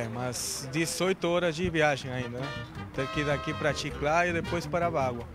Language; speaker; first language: Portuguese; non-native, fluent; Spanish